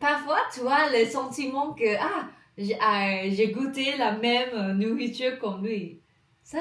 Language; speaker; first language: French; non-native, learner; English